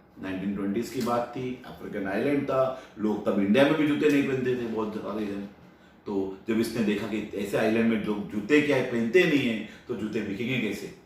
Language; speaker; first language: Hindi; non-native, local second language; Marathi